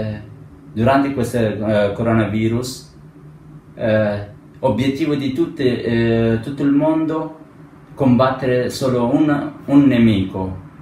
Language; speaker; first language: Italian; non-native, fluent; Persian